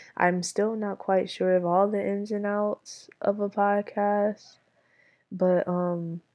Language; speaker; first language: English; native; English